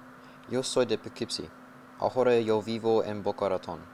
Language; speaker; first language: Spanish; non-native, learner; English